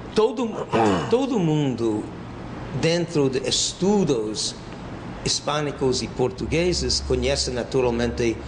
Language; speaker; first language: Portuguese; non-native, fluent; English